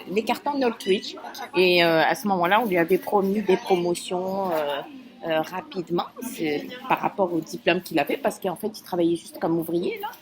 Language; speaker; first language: French; non-native, local second language; Kabyle